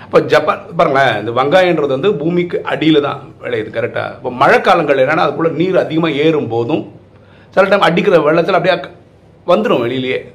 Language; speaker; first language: Tamil; native; Tamil